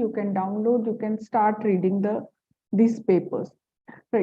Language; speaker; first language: English; non-native, local second language; Hindi